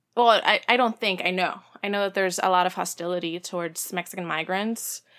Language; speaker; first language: English; early bilingual, other home language; Spanish